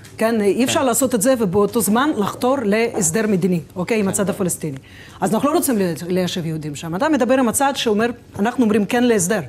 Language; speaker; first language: Hebrew; non-native, fluent; Russian